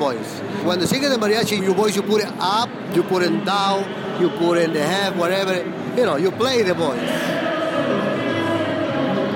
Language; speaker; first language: English; non-native, learner; Spanish